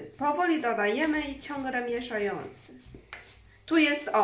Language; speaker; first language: Polish; non-native, learner; Chinese